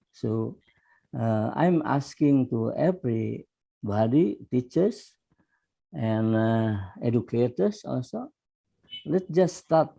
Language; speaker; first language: English; non-native, fluent; Indonesian